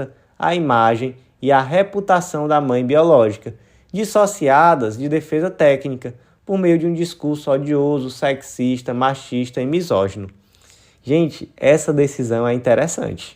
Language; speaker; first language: Portuguese; native; Portuguese